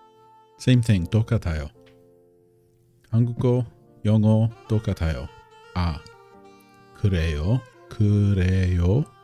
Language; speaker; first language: Korean; non-native, learner; English